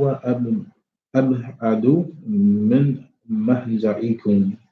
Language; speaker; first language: Arabic; non-native, learner; English